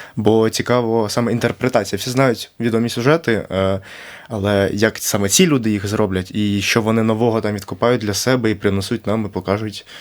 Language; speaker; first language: Ukrainian; native; Ukrainian